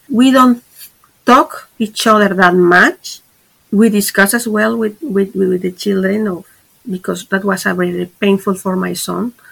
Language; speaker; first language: English; non-native, fluent; Spanish